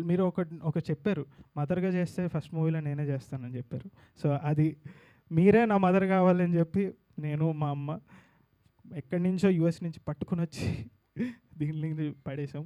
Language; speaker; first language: Telugu; native; Telugu